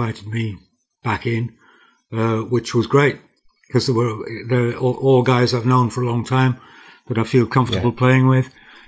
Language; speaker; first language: English; native; English